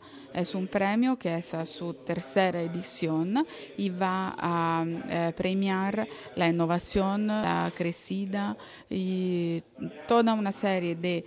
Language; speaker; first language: Spanish; non-native, fluent; Italian